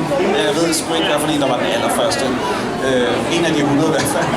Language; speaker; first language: Danish; native; Danish